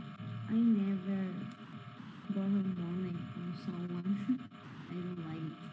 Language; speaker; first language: English; non-native, learner; Spanish